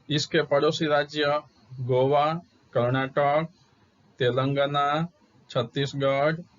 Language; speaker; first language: Hindi; non-native, local second language; Gujarati